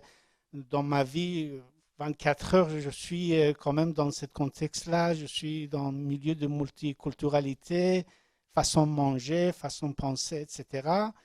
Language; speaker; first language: French; non-native, learner; Persian